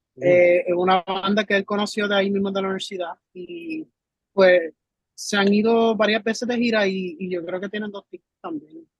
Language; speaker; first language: Spanish; early bilingual, heritage; Spanish